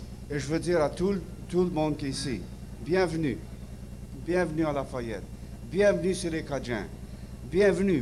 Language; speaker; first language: French; early bilingual, heritage; French